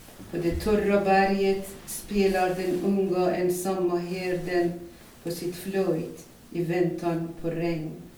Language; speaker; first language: Swedish; non-native, fluent; Persian